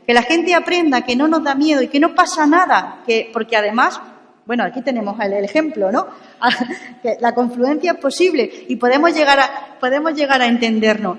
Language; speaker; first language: Spanish; native; Spanish